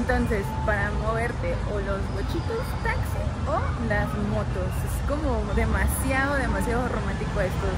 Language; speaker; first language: Spanish; native; Spanish